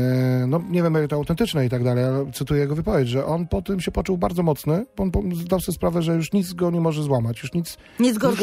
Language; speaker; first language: Polish; native; Polish